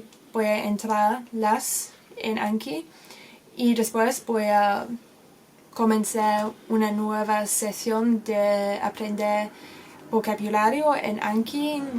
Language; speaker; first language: Spanish; non-native, learner; English